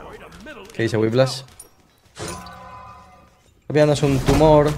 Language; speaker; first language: Spanish; native; Spanish